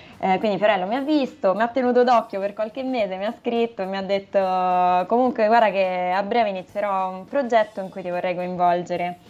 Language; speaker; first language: Italian; native; Italian